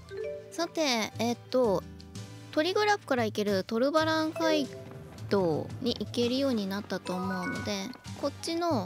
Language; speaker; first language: Japanese; native; Japanese